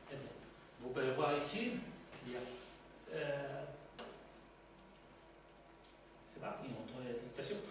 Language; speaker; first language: French; non-native, learner; Spanish